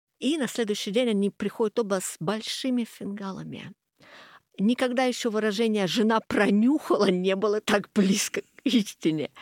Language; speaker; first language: Russian; non-native, fluent; English